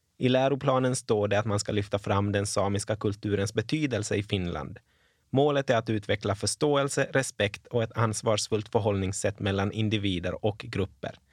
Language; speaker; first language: Swedish; native; Swedish